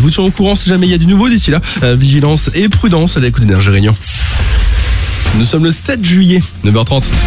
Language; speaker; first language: French; native; French